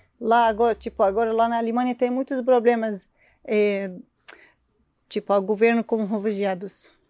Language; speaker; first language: Portuguese; non-native, learner; Arabic